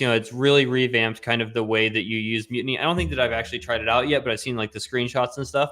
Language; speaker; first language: English; native; English